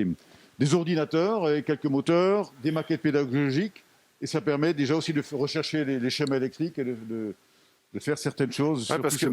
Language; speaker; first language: French; native; French